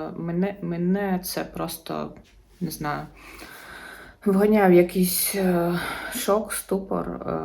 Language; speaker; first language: Ukrainian; non-native, local second language; Russian